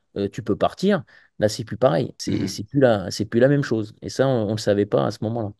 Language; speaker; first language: French; native; French